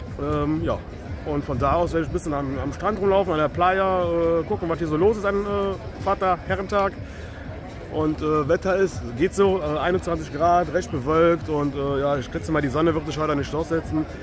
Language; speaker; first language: German; native; German